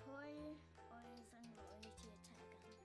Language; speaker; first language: Welsh; non-native, local second language; English